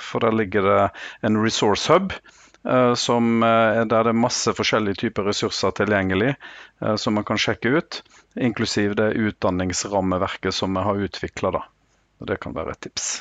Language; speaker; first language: Norwegian; native; Norwegian